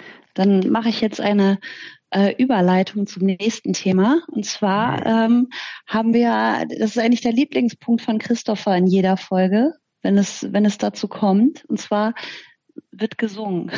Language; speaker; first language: German; native; German